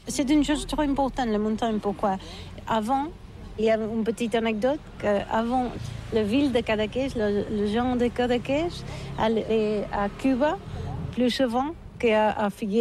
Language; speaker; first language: French; non-native, learner; Catalan